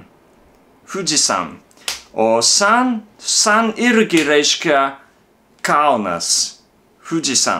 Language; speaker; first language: Lithuanian; non-native, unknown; Japanese